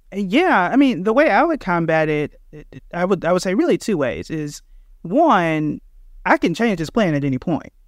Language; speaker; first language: English; native; English